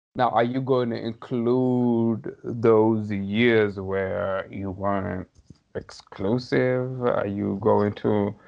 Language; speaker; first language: English; non-native, local second language; Somali